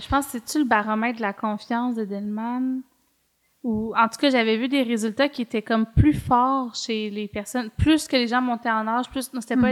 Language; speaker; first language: French; native; French